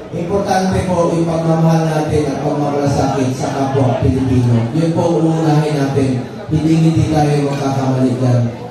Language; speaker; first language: Filipino; non-native, local second language; Cebuano